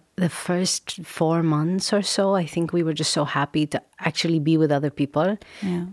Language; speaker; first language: English; non-native, local second language; Urdu